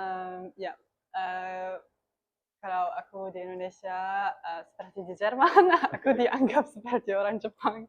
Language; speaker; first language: Indonesian; non-native, learner; German